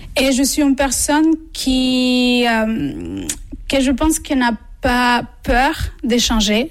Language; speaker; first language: French; non-native, fluent; Spanish